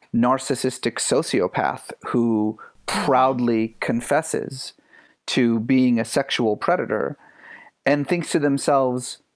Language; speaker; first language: English; early bilingual, other home language; Persian